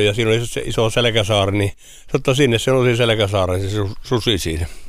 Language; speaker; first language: Finnish; native; Finnish